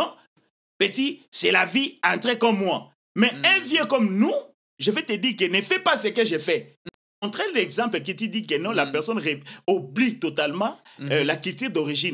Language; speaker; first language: French; non-native, local second language; Lingala